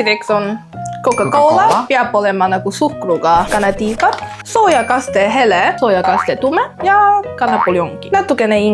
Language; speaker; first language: Estonian; non-native, learner; Chinese